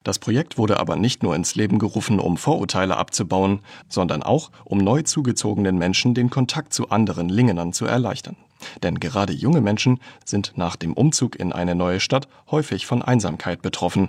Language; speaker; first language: German; native; German